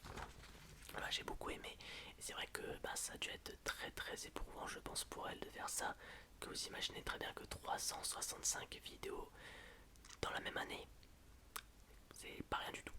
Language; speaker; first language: French; native; French